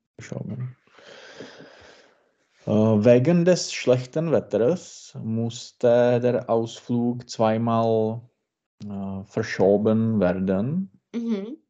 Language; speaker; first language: German; non-native, learner; Czech